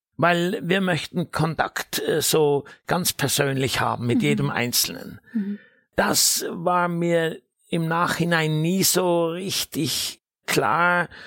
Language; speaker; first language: German; native; German